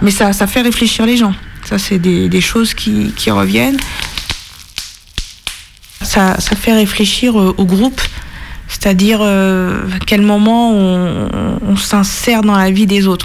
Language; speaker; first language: French; native; French